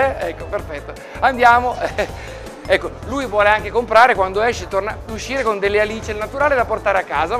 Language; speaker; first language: Italian; native; Italian